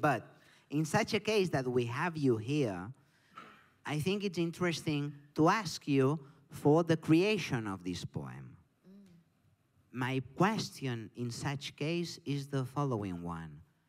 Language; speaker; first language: English; non-native, fluent; Catalan